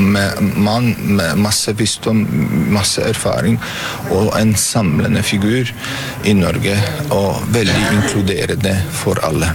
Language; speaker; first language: Norwegian; non-native, fluent; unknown